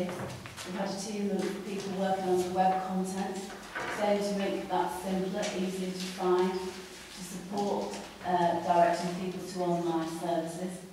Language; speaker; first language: English; native; English